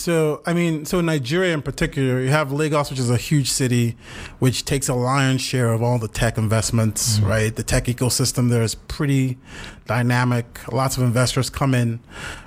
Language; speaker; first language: English; non-native, local second language; Yoruba